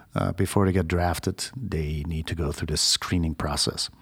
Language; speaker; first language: English; non-native, fluent; Dutch